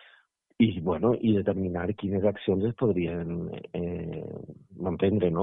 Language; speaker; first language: Catalan; native; Catalan